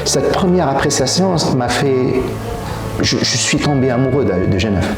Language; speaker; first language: French; non-native, local second language; Arabic